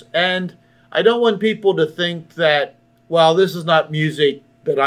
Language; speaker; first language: English; native; English